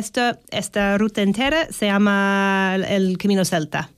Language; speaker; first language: Spanish; non-native, learner; English